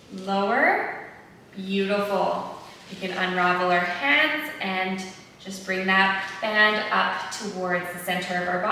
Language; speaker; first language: English; native; English